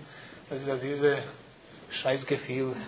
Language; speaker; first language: German; non-native, fluent; Croatian